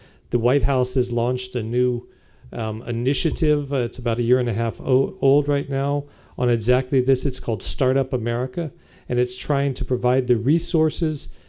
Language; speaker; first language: English; native; English